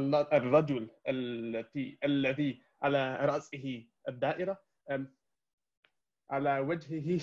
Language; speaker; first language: Arabic; non-native, learner; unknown